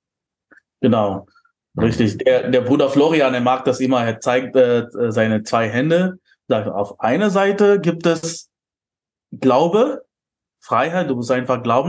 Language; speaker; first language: German; non-native, fluent; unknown